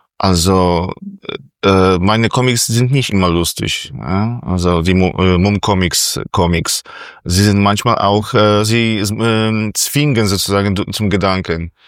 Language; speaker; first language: German; non-native, fluent; Polish